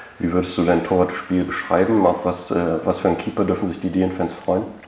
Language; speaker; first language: German; native; German